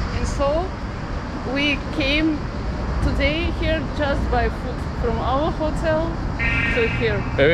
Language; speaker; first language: English; non-native, fluent; Russian